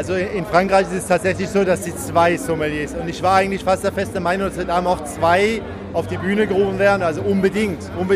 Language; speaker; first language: German; native; German